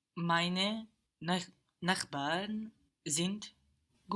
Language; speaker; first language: German; non-native, learner; English